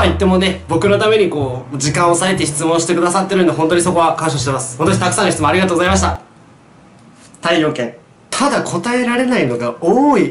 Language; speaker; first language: Japanese; native; Japanese